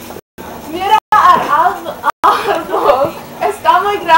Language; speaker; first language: Spanish; non-native, learner; English